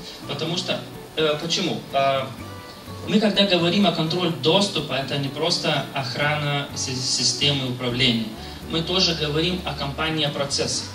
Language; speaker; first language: Russian; non-native, fluent; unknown